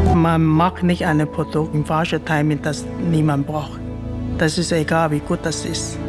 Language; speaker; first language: German; non-native, fluent; Chinese